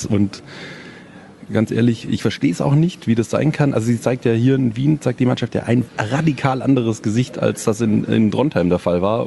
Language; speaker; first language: German; native; German